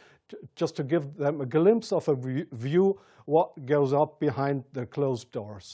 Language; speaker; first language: English; non-native, fluent; German